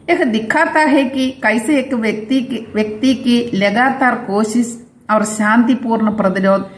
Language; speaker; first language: Hindi; non-native, local second language; Malayalam